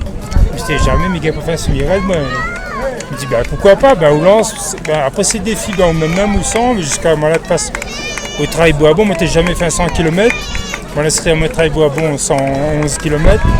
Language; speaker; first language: French; non-native, local second language; Réunion Creole French